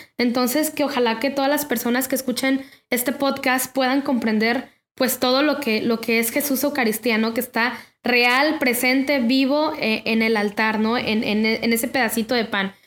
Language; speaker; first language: Spanish; native; Spanish